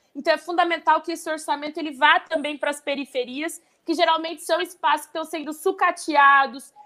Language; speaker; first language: Portuguese; native; Portuguese